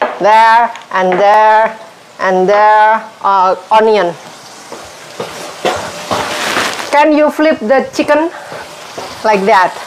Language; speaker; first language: English; non-native, learner; Indonesian